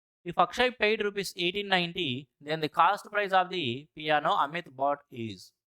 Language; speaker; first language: English; non-native, local second language; Telugu